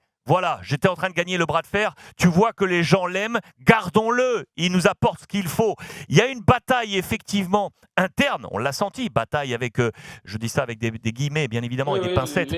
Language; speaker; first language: French; native; French